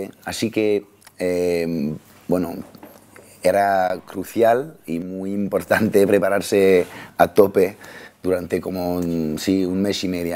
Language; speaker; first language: Spanish; non-native, fluent; French